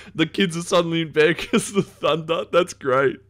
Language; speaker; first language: English; native; English